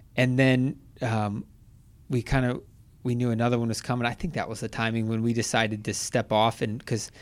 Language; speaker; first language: English; native; English